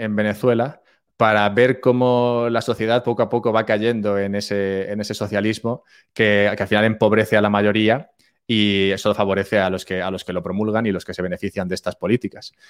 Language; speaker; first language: Spanish; native; Spanish